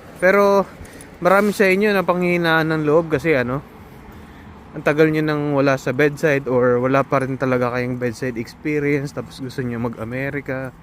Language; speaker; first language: Filipino; native; Filipino